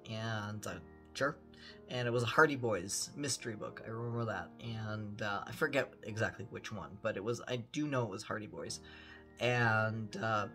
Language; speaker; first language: English; early bilingual, other home language; German